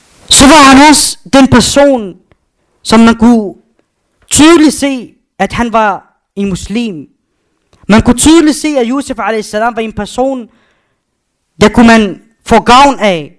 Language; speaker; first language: Danish; non-native, fluent; Arabic